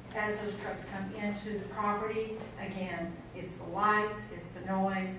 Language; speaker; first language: English; native; English